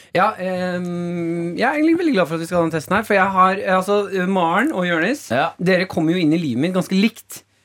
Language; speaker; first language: Norwegian; native; Norwegian